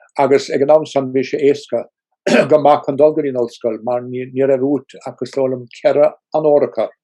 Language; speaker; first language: Irish; non-native, local second language; English